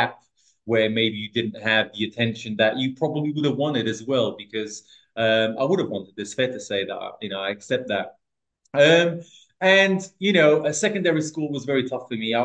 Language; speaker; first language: English; early bilingual, other home language; Portuguese